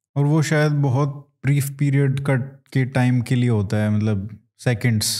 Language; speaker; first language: Hindi; native; Hindi